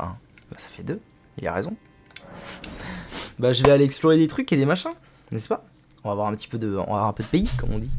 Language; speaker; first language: French; native; French